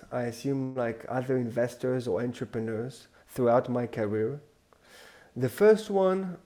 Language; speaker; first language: English; non-native, fluent; Hebrew